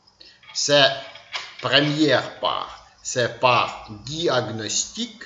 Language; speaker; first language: French; non-native, learner; Ukrainian